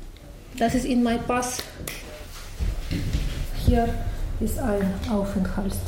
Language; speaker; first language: German; non-native, learner; Ukrainian